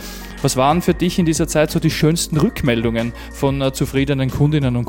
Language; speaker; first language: German; native; German